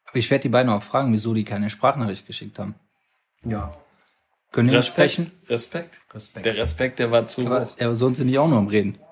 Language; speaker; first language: German; native; German